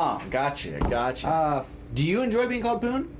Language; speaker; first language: English; native; English